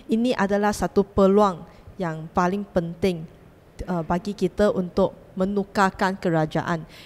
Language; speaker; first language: Malay; non-native, local second language; Chinese